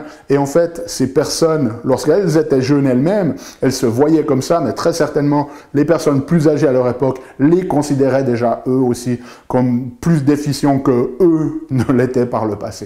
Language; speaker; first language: French; native; French